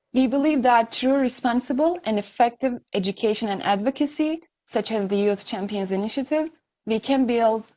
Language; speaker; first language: English; non-native, fluent; Turkish